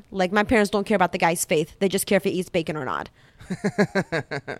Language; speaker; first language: English; early bilingual, other home language; Arabic